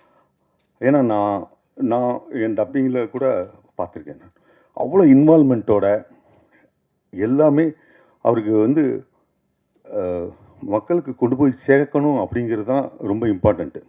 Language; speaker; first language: Tamil; native; Tamil